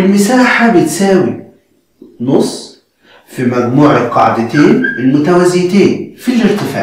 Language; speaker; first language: Arabic; native; Arabic